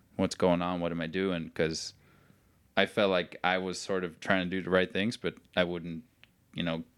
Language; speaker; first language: English; non-native, fluent; Norwegian